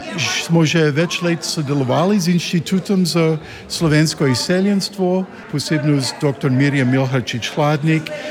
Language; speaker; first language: Slovenian; early bilingual, heritage; Slovenian